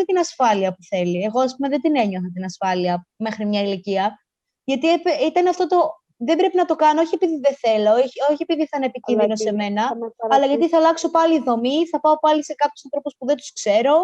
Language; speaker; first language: Greek; native; Greek